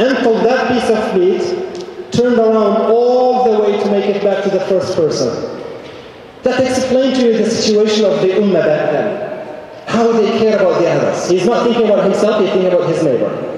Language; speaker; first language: English; non-native, fluent; Arabic